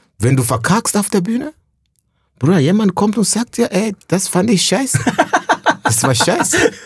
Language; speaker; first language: German; non-native, fluent; Rundi